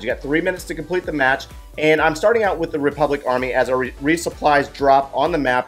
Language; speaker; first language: English; native; English